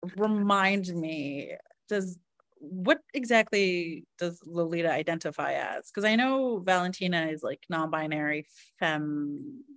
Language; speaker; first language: English; early bilingual, other home language; Spanish